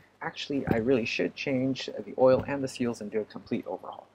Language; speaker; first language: English; native; English